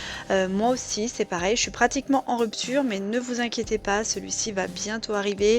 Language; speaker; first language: French; native; French